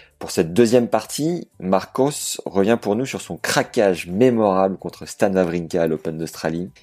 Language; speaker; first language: French; native; French